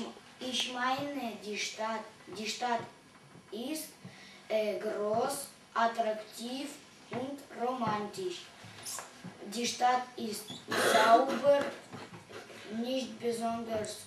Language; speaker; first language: German; non-native, learner; Russian